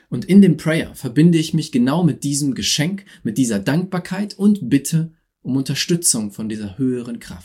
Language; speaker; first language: German; native; German